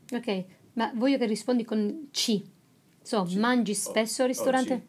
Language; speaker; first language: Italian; non-native, fluent; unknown